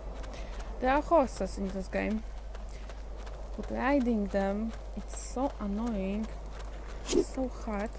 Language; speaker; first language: English; non-native, fluent; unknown